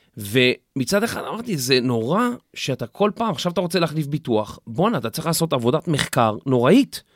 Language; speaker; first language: Hebrew; native; Hebrew